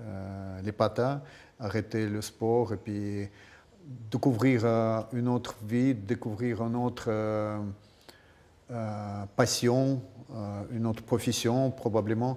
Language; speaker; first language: French; non-native, fluent; Russian